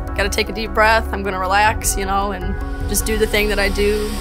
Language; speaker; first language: English; native; English